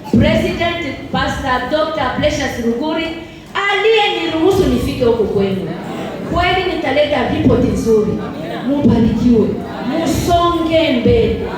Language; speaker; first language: Swahili; non-native, fluent; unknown